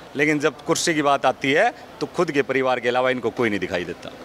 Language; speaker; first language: Hindi; native; Hindi